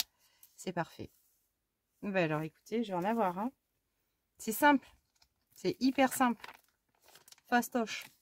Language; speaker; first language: French; native; French